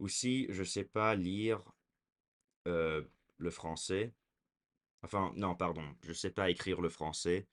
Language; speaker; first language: French; early bilingual, heritage; French